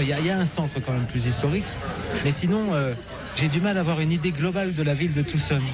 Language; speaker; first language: French; native; French